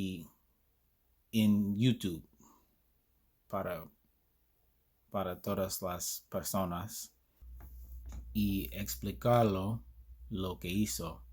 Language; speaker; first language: Spanish; non-native, learner; English